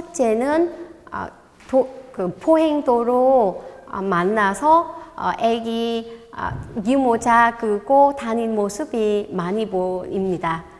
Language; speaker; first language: Korean; non-native, learner; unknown